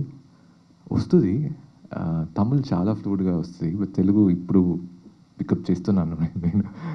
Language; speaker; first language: Telugu; non-native, learner; Tamil